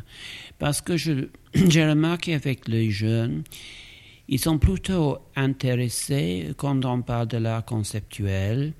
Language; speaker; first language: French; non-native, fluent; English